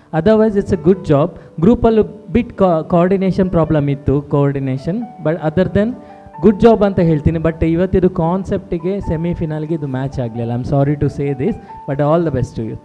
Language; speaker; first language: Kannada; non-native, local second language; Tulu